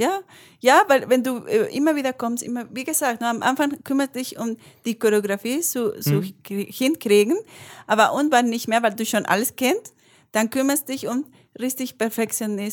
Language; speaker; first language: German; non-native, learner; Spanish